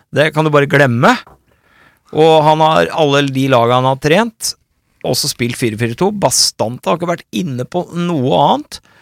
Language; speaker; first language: Norwegian; native; Norwegian